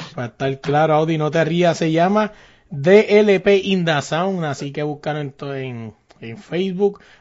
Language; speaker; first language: Spanish; native; Spanish